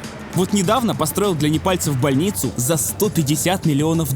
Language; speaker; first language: Russian; native; Russian